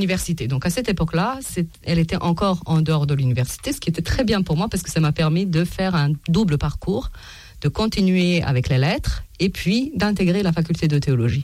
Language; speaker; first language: French; non-native, fluent; Serbian